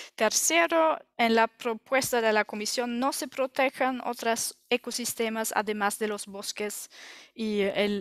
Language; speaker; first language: Spanish; non-native, learner; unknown